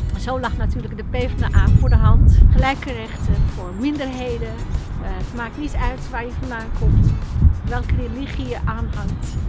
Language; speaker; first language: Dutch; non-native, fluent; Arabic